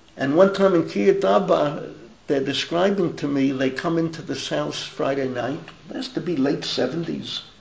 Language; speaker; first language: English; native; English